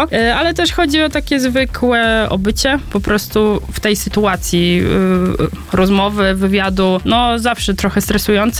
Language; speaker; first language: Polish; native; Polish